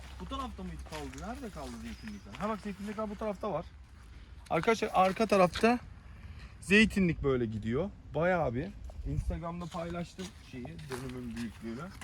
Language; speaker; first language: Turkish; early bilingual, heritage; Turkish